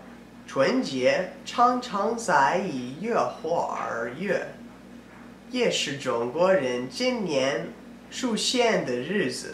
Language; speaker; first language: Chinese; non-native, learner; English